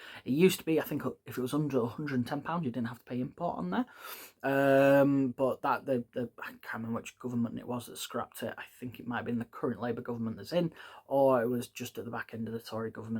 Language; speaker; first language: English; native; English